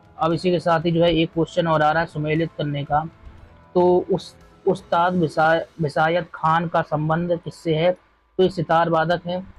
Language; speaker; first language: Hindi; native; Hindi